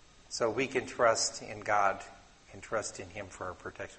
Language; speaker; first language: English; native; English